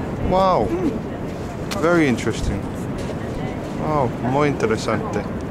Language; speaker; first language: Spanish; non-native, learner; English